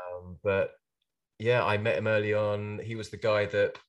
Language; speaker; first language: English; native; English